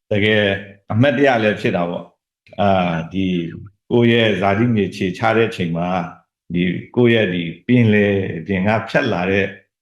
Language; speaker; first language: Burmese; native; Burmese